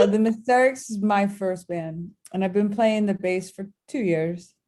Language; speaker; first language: English; native; English